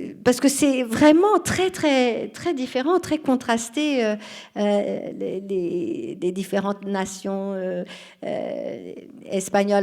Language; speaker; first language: French; non-native, fluent; Portuguese